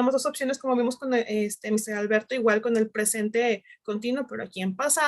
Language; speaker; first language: Spanish; native; Spanish